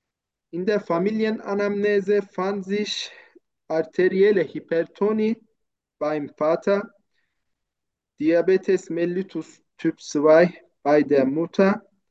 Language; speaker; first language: German; non-native, fluent; Turkish